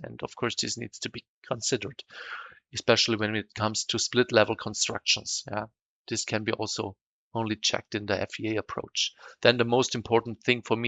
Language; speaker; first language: English; non-native, fluent; German